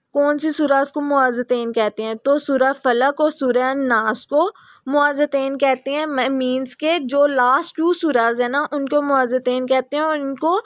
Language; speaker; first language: Urdu; native; Urdu